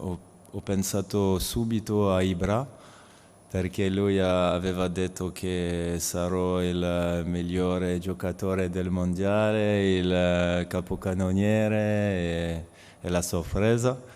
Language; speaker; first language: Italian; non-native, learner; French